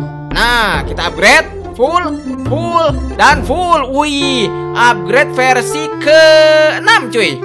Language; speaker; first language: Indonesian; native; Indonesian